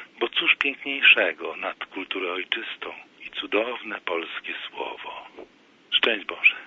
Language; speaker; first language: Polish; native; Polish